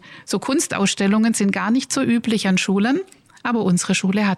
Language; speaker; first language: German; native; German